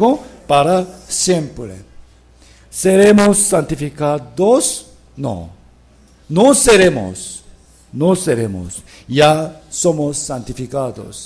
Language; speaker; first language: Spanish; non-native, fluent; Korean